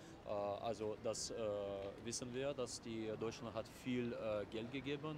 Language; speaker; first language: German; non-native, learner; Russian